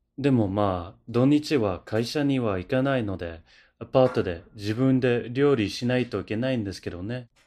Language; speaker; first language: Japanese; non-native, fluent; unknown